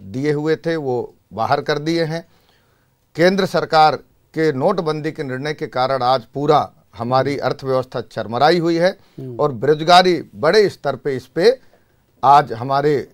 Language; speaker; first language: Hindi; native; Hindi